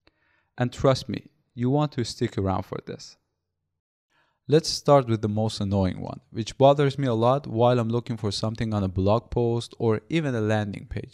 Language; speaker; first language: English; non-native, fluent; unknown